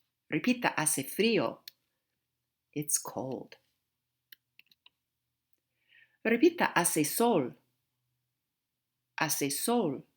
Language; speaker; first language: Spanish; non-native, fluent; English